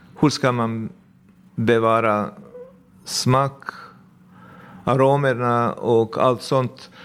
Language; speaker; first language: Swedish; non-native, fluent; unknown